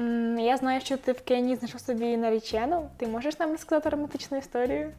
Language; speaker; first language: Ukrainian; native; Ukrainian